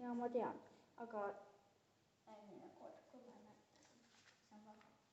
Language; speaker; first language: Estonian; early bilingual, heritage; Estonian